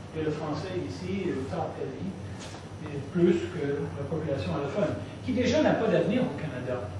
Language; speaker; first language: French; non-native, local second language; English